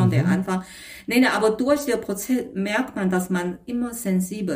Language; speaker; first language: German; non-native, fluent; Chinese